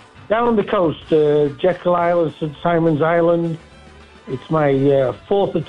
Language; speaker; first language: English; native; English